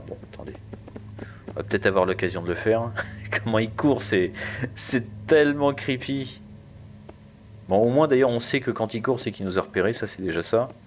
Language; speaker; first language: French; native; French